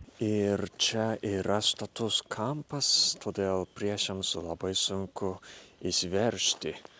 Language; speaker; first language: Lithuanian; non-native, fluent; Japanese